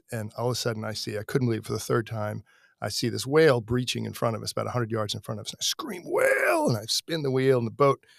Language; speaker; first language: English; native; English